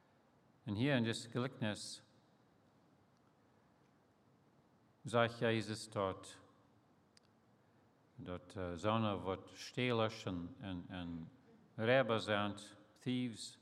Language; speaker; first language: German; early bilingual, heritage; Plautdietsch